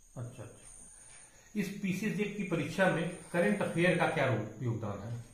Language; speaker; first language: Hindi; native; Hindi